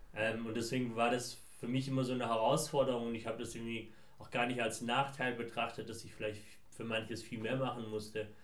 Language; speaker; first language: German; early bilingual, other home language; Persian